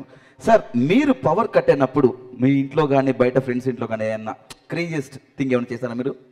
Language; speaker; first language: Telugu; native; Telugu